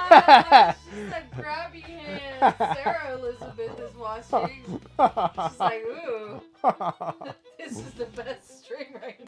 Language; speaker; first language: English; native; English